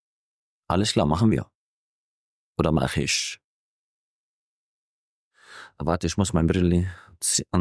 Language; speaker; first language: German; non-native, fluent; Arabic